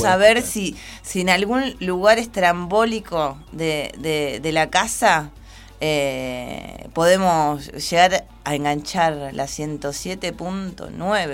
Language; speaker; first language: Spanish; native; Spanish